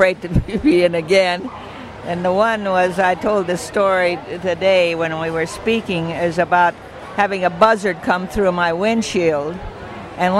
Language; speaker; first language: English; native; English